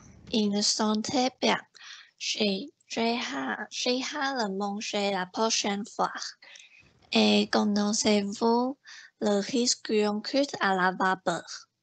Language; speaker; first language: French; non-native, learner; Chinese